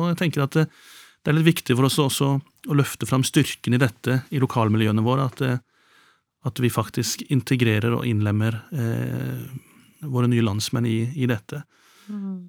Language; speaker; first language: Norwegian; native; Norwegian